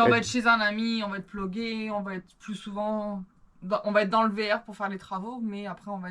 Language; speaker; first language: French; native; French